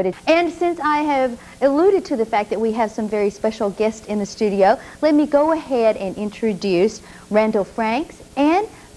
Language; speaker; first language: English; native; English